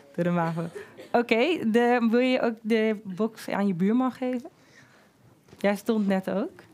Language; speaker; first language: Dutch; native; Dutch